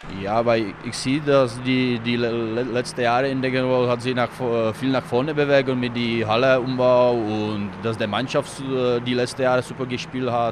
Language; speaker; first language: German; non-native, fluent; Czech